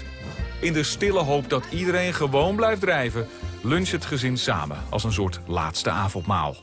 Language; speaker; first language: Dutch; native; Dutch